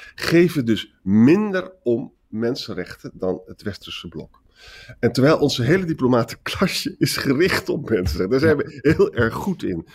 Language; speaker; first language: Dutch; native; Dutch